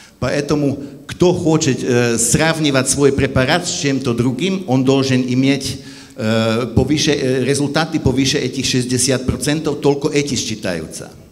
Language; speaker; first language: Russian; non-native, fluent; German